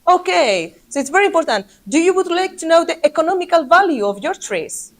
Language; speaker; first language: English; non-native, fluent; Basque